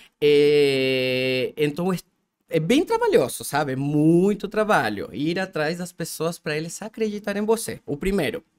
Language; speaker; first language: Portuguese; non-native, fluent; Spanish